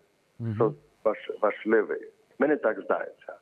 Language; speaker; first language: Ukrainian; early bilingual, heritage; Ukrainian